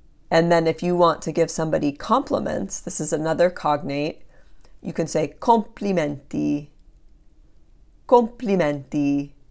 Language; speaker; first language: English; native; English